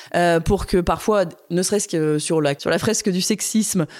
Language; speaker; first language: French; native; French